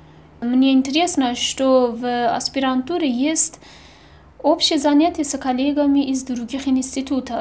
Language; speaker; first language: Russian; non-native, fluent; Persian